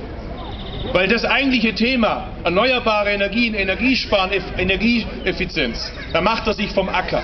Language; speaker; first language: German; early bilingual, other home language; Turkish